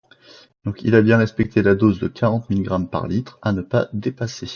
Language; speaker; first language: French; native; French